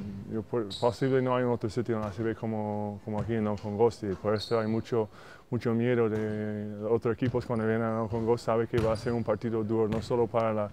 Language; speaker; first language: Spanish; non-native, fluent; English